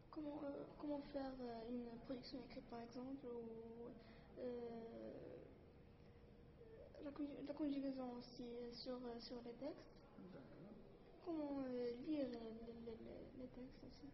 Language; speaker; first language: French; non-native, learner; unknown